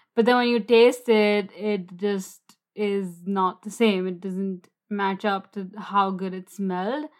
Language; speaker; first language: English; non-native, local second language; Hindi